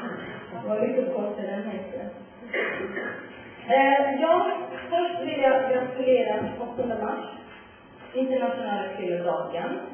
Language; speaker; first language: Swedish; non-native, learner; Persian